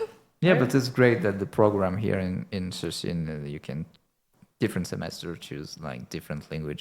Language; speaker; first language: English; non-native, fluent; French